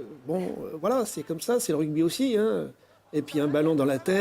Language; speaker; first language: French; native; French